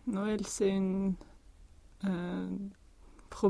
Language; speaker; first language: French; non-native, learner; Swedish